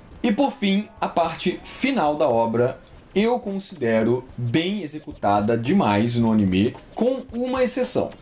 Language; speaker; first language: Portuguese; native; Portuguese